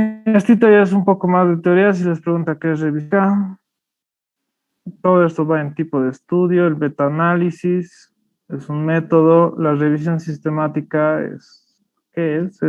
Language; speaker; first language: Spanish; native; Spanish